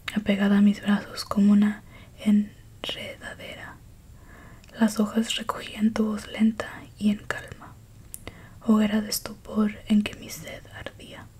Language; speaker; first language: Spanish; early bilingual, heritage; Spanish